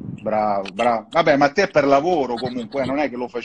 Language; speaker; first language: Italian; native; Italian